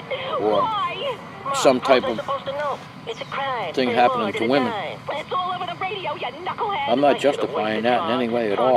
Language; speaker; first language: English; native; English